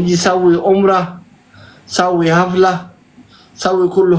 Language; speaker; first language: Arabic; non-native, learner; Oromo